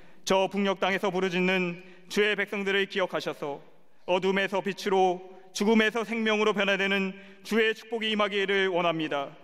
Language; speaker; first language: Korean; native; Korean